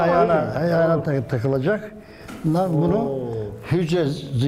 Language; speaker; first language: Turkish; native; Turkish